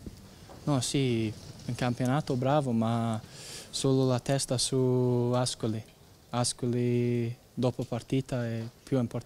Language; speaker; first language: Italian; non-native, learner; English